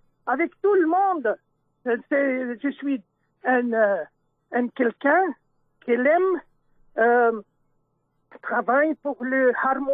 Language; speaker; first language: French; non-native, local second language; Dutch